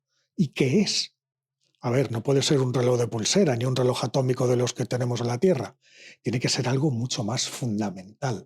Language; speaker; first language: Spanish; native; Spanish